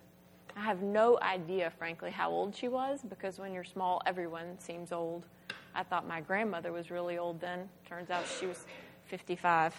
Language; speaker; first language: English; native; English